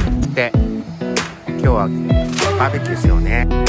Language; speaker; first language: Japanese; non-native, learner; Chinese